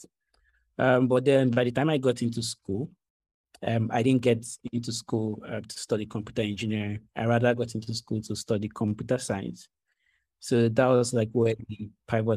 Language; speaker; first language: English; non-native, local second language; Ibibio